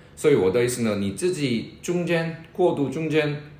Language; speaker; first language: Chinese; non-native, fluent; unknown